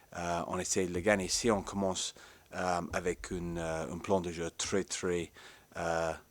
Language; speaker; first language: French; non-native, fluent; English